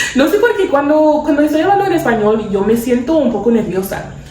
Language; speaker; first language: Spanish; non-native, learner; English